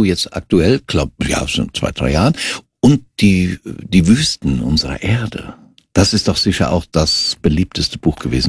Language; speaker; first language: German; native; German